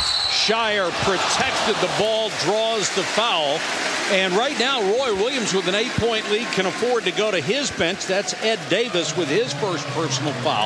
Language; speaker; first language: English; native; English